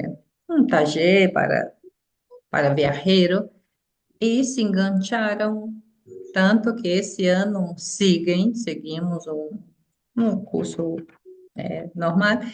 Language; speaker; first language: Portuguese; non-native, fluent; Spanish